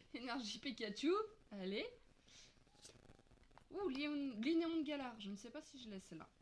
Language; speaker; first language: French; native; French